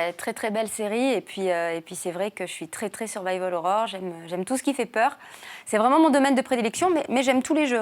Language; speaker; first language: French; native; French